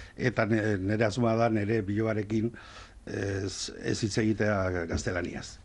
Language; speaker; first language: Basque; non-native, local second language; Spanish